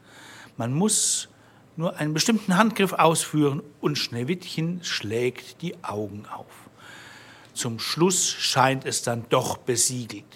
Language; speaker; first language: German; native; German